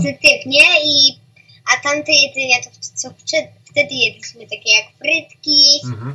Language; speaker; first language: Polish; early bilingual, heritage; Polish